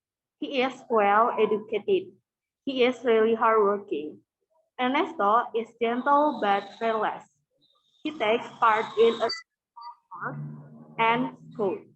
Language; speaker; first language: English; non-native, learner; Indonesian